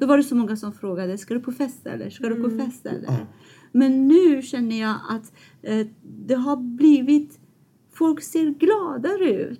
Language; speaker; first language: Swedish; non-native, fluent; Persian